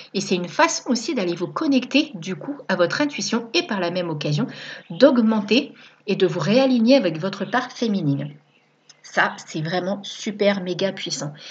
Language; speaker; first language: French; native; French